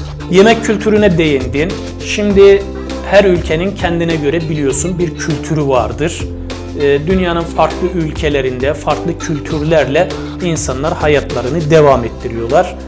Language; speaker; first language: Turkish; native; Turkish